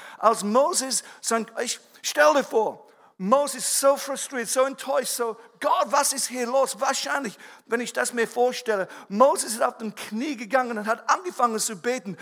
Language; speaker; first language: German; non-native, fluent; English